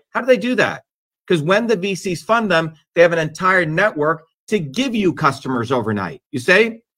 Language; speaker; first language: English; non-native, local second language; Tamil